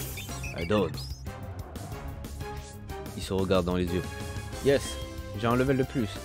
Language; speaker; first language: French; native; French